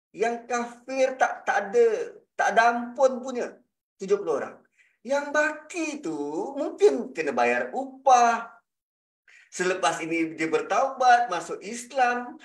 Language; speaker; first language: Malay; native; Malay